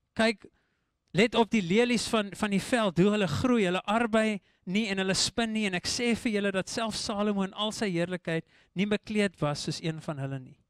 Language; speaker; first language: Afrikaans; non-native, local second language; English